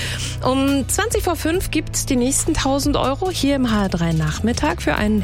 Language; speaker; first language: German; native; German